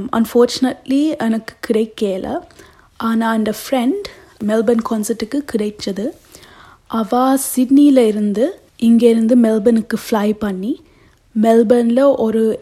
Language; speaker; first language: Tamil; early bilingual, heritage; Tamil